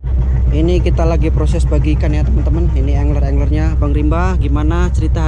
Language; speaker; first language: Malay; native; Malay